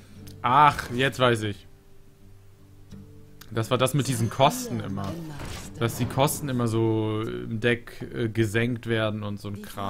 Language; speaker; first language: German; native; German